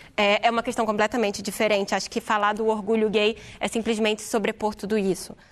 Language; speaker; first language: Portuguese; native; Portuguese